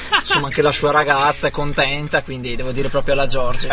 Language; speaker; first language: Italian; native; Italian